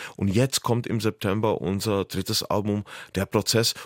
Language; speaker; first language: German; non-native, fluent; Czech